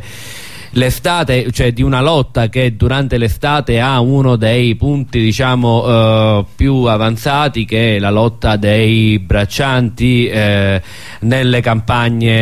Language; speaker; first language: Italian; native; Italian